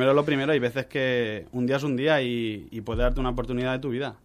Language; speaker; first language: Spanish; native; Spanish